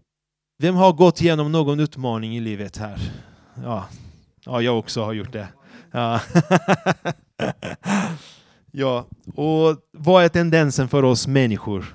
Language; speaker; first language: Swedish; non-native, fluent; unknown